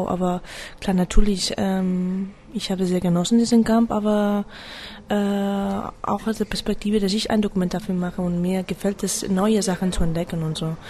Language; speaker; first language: German; non-native, fluent; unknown